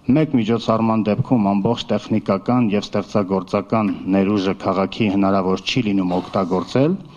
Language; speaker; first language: Armenian; native; Armenian